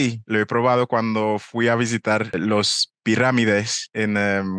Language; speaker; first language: Spanish; non-native, fluent; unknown